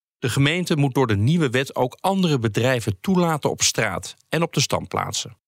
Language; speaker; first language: Dutch; native; Dutch